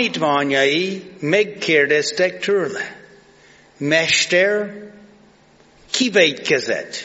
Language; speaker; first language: Hungarian; non-native, fluent; English